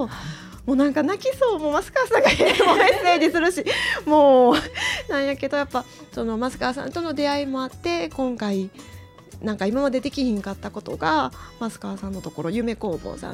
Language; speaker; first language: Japanese; native; Japanese